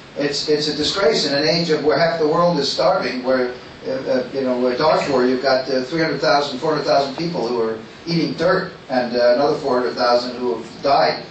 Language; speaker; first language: English; native; English